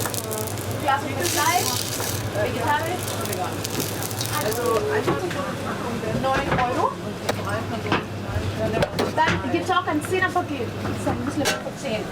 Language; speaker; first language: German; non-native, fluent; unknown